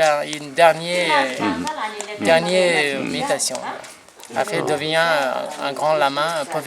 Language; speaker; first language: French; non-native, learner; Nepali